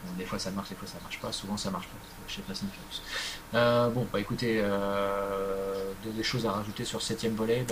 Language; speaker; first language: French; native; French